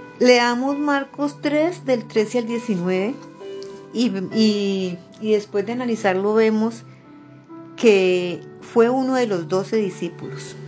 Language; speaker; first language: Spanish; native; Spanish